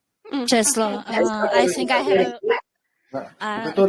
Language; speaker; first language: English; non-native, learner; Chechen